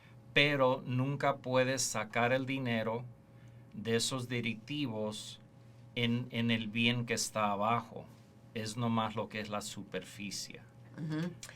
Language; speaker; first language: Spanish; early bilingual, heritage; Spanish